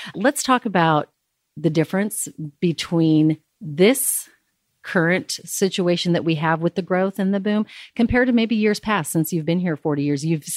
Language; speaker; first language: English; native; English